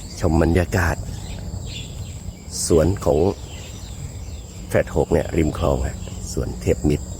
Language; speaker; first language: Thai; native; Thai